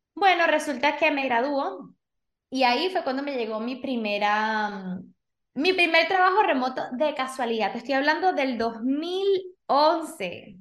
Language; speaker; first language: Spanish; early bilingual, other home language; Portuguese